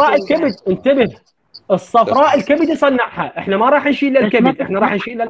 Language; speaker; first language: Arabic; native; Arabic